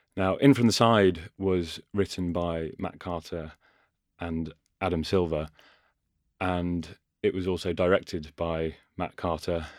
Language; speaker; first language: English; native; English